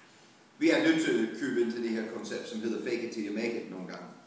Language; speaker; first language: Danish; non-native, fluent; English